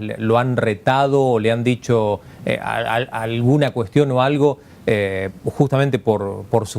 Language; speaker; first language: Spanish; native; Spanish